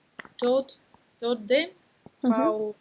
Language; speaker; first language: English; non-native, learner; Spanish